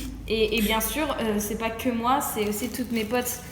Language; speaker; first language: French; native; French